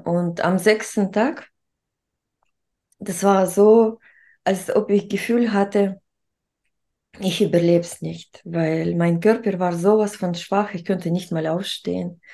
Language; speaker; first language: German; non-native, fluent; Russian